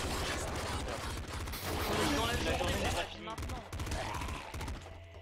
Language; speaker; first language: French; native; French